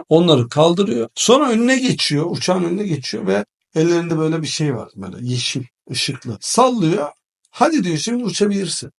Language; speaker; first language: Turkish; native; Turkish